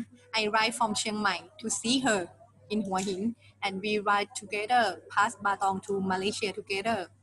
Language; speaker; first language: English; non-native, learner; Thai